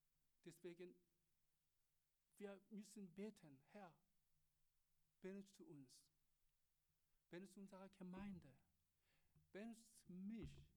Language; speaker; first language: German; non-native, learner; Korean